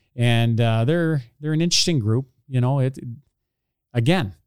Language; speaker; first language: English; native; English